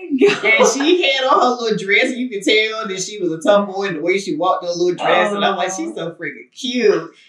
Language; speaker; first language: English; native; English